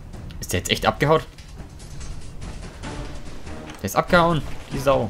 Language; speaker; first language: German; native; German